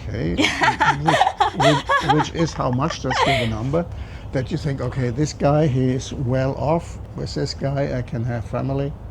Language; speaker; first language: English; non-native, fluent; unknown